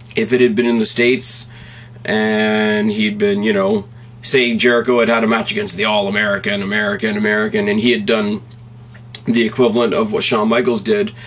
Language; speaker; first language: English; native; English